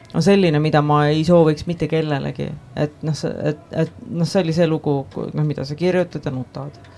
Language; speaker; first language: Estonian; native; Estonian